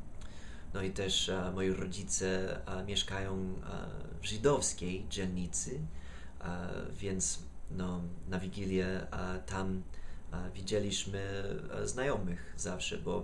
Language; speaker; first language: Polish; non-native, fluent; English